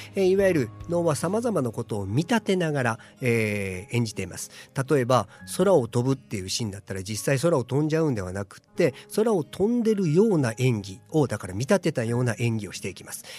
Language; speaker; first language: Japanese; native; Japanese